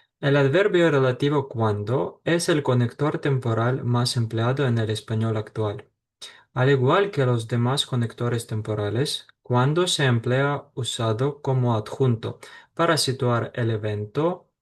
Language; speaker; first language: Spanish; non-native, fluent; Ukrainian